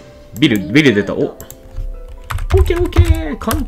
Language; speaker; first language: Japanese; native; Japanese